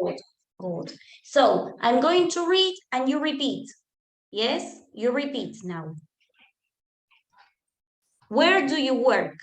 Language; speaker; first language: English; non-native, fluent; Spanish